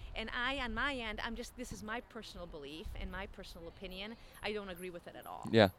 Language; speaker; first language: English; native; English